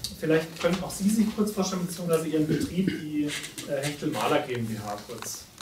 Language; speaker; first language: German; native; German